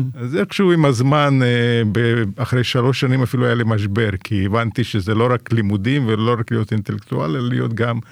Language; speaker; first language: Hebrew; non-native, fluent; Russian